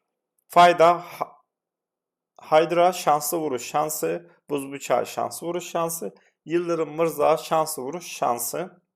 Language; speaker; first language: Turkish; native; Turkish